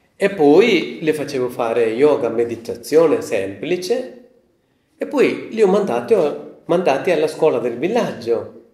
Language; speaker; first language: Italian; non-native, fluent; Malayalam